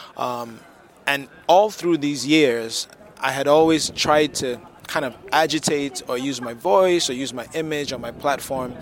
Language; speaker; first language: English; non-native, local second language; Yoruba